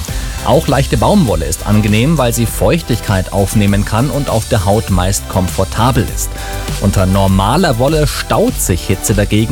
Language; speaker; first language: German; native; German